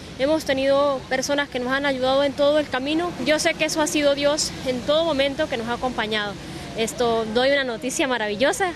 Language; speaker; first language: Spanish; native; Spanish